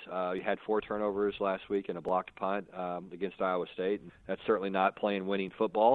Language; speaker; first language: English; native; English